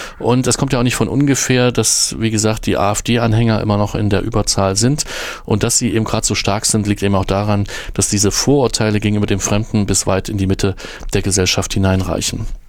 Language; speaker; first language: German; native; German